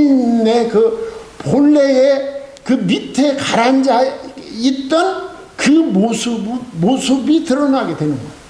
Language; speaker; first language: Korean; native; Korean